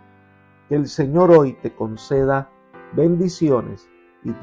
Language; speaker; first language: Spanish; native; Spanish